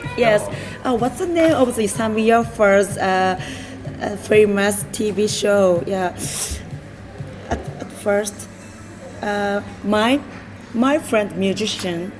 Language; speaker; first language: English; non-native, learner; Japanese